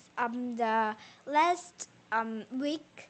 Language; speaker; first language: English; non-native, learner; Korean